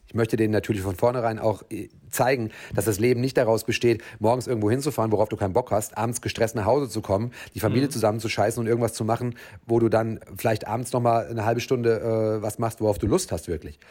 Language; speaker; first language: German; native; German